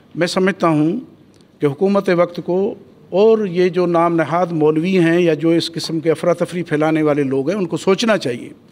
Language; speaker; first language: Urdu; non-native, local second language; Sindhi